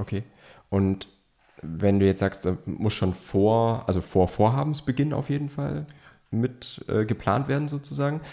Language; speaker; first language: German; native; German